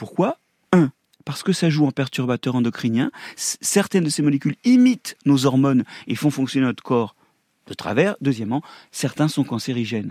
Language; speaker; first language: French; native; French